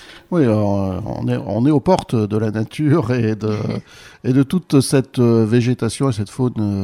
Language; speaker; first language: French; native; French